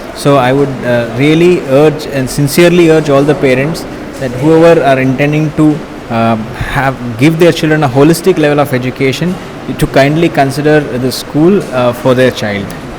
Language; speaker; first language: English; non-native, local second language; Telugu